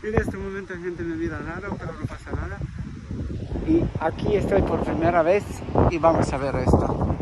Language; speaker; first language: Spanish; non-native, learner; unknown